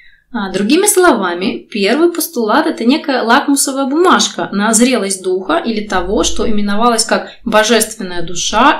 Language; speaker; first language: Russian; native; Russian